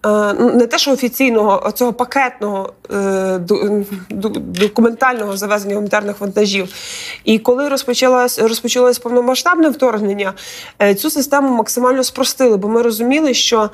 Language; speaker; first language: Ukrainian; native; Ukrainian